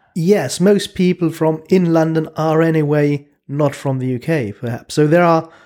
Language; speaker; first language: English; non-native, fluent; German